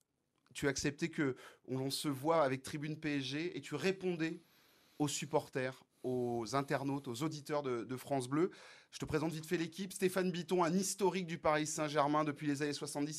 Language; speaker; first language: French; native; French